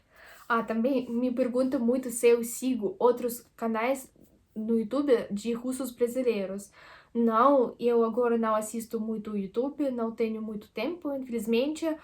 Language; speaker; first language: Portuguese; non-native, fluent; Russian